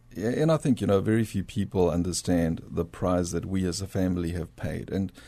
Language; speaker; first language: English; early bilingual, other home language; Spanish